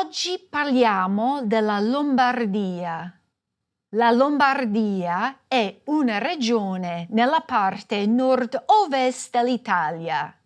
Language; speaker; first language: Italian; non-native, fluent; English